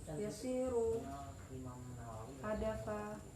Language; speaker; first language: Arabic; non-native, fluent; Indonesian